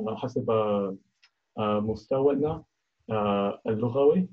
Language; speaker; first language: Arabic; non-native, learner; English